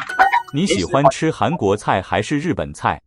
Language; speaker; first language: Chinese; non-native, learner; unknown